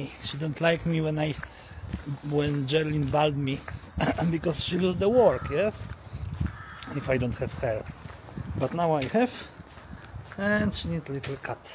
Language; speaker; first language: English; non-native, learner; Polish